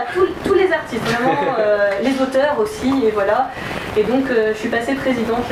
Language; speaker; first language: French; native; French